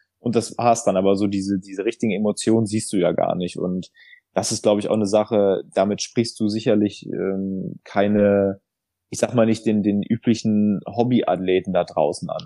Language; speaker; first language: German; native; German